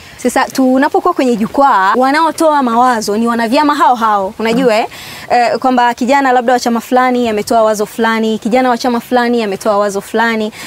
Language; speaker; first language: Swahili; native; Swahili